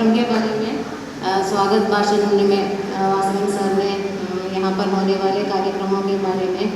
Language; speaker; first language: Hindi; non-native, local second language; Malayalam